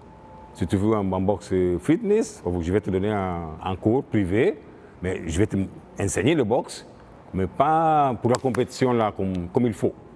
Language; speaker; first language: French; non-native, fluent; Portuguese